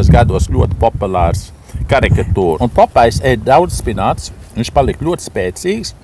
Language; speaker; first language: Latvian; early bilingual, heritage; Latvian